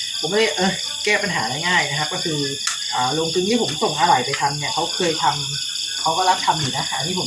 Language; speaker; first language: Thai; native; Thai